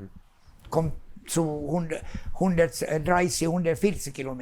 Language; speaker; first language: German; non-native, fluent; Finnish